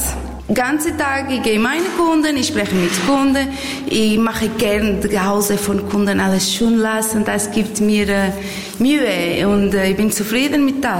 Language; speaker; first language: German; non-native, learner; Portuguese